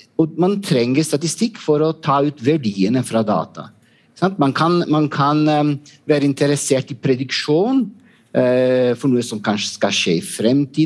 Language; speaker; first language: Norwegian; non-native, fluent; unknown